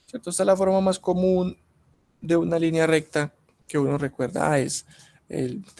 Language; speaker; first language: Spanish; native; Spanish